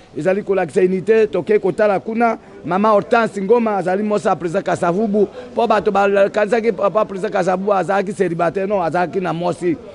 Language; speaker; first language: Lingala; non-native, local second language; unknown